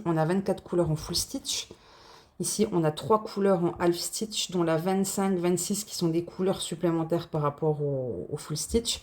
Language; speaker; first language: French; native; French